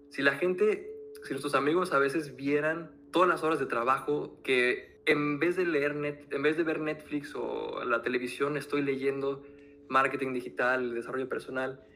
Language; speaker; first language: Spanish; native; Spanish